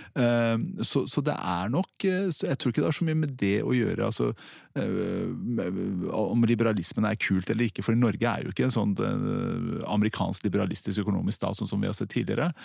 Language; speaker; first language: Norwegian; early bilingual, other home language; Persian